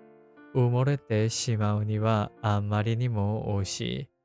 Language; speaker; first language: Japanese; non-native, learner; Korean